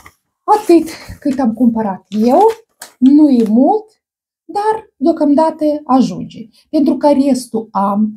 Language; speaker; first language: Romanian; non-native, learner; Russian